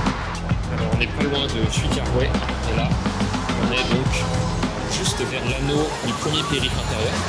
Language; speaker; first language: French; native; French